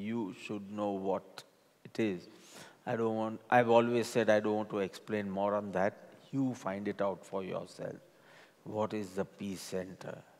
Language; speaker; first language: English; non-native, local second language; Gujarati